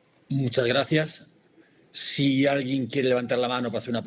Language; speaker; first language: Spanish; native; Spanish